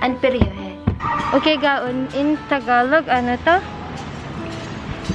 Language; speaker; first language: Filipino; early bilingual, heritage; Filipino